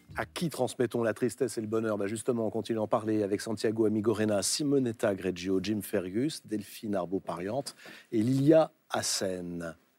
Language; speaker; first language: French; native; French